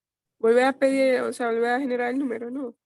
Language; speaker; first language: Spanish; native; Spanish